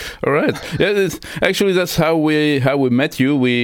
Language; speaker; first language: English; non-native, fluent; Dutch